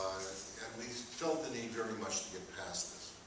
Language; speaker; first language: English; native; English